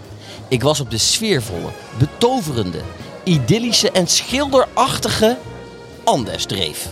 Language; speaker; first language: Dutch; native; Dutch